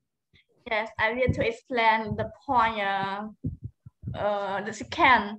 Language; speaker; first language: English; non-native, learner; Khmer